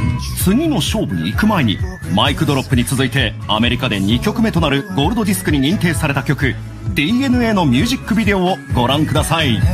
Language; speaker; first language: Japanese; native; Japanese